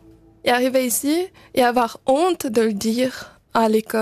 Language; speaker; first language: French; early bilingual, other home language; Portuguese